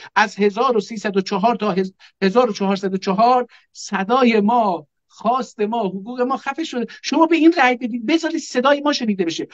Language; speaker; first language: Persian; non-native, local second language; Azerbaijani